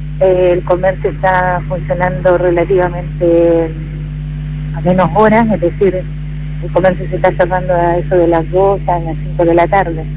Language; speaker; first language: Spanish; native; Spanish